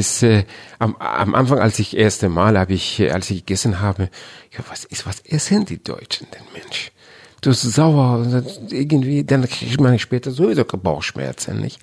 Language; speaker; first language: German; non-native, fluent; Persian